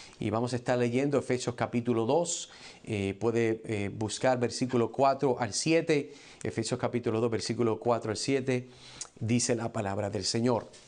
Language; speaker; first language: Spanish; early bilingual, heritage; Spanish